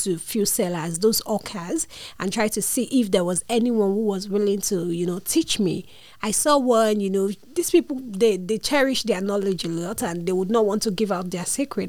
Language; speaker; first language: English; non-native, local second language; Yoruba